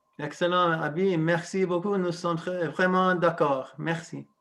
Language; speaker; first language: French; non-native, fluent; English